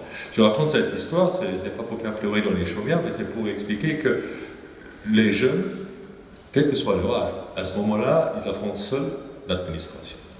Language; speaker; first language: French; native; French